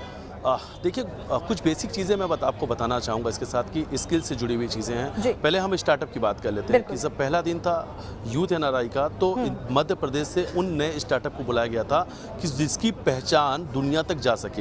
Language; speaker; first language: Hindi; native; Hindi